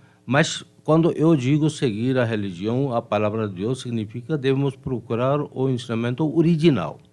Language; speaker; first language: Portuguese; non-native, fluent; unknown